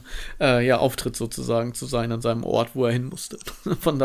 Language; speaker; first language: German; native; German